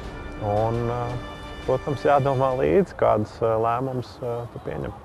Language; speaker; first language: Latvian; native; Latvian